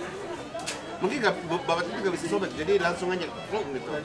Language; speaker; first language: Indonesian; non-native, fluent; Japanese